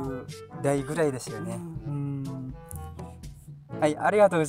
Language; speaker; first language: Japanese; non-native, learner; Indonesian